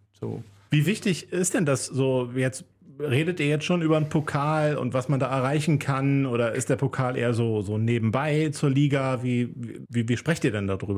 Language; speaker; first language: German; native; German